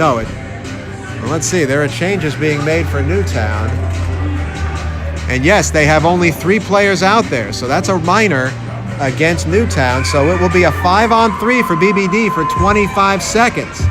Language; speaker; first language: English; native; English